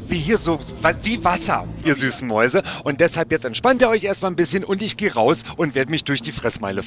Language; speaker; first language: German; native; German